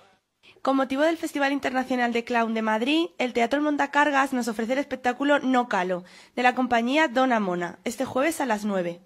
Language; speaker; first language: Spanish; native; Spanish